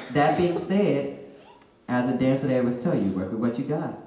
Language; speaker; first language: English; native; English